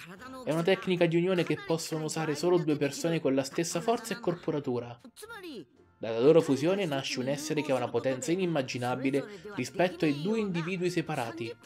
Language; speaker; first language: Italian; native; Italian